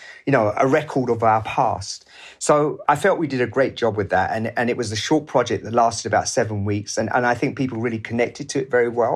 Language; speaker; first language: English; native; English